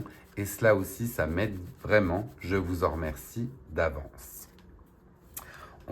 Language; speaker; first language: French; native; French